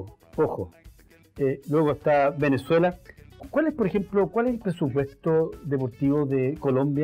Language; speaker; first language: Spanish; native; Spanish